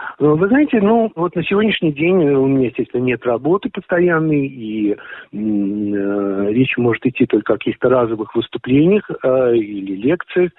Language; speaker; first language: Russian; native; Russian